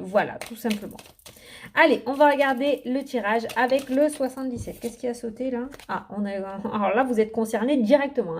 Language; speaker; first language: French; native; French